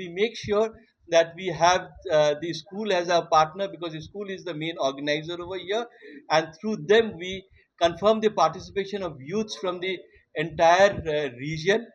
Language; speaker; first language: English; non-native, local second language; Bangla